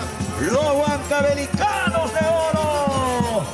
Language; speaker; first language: Spanish; native; Spanish